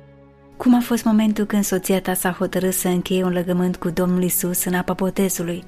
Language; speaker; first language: Romanian; native; Romanian